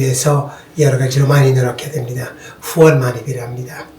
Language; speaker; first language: Korean; non-native, fluent; Italian